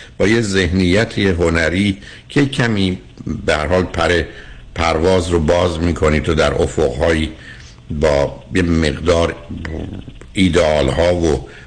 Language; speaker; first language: Persian; native; Persian